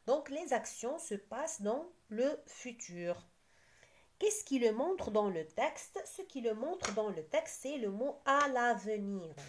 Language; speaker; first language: French; non-native, local second language; Arabic